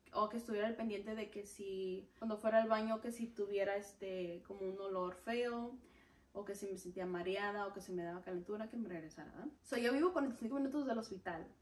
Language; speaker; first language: Spanish; early bilingual, heritage; Spanish